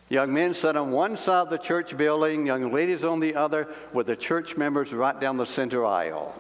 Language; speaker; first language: English; native; English